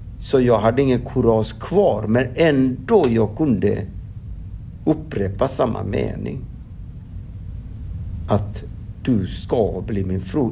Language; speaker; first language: Swedish; non-native, fluent; Odia